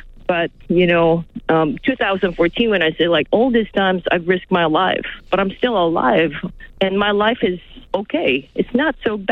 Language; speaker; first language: English; non-native, local second language; Filipino